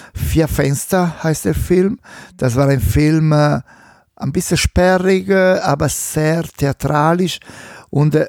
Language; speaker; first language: German; non-native, fluent; Italian